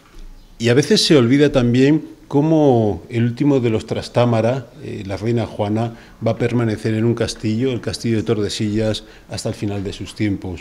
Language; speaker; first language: Spanish; native; Spanish